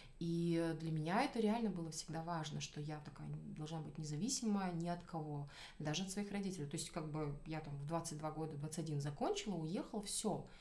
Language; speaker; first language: Russian; native; Russian